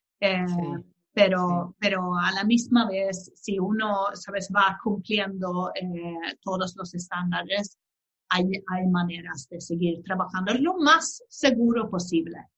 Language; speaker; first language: Spanish; non-native, fluent; Swedish